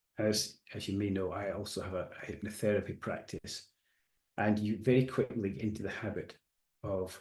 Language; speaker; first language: English; native; English